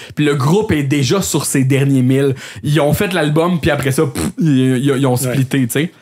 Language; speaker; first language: French; native; French